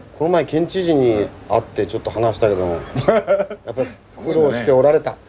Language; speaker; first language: Japanese; native; Japanese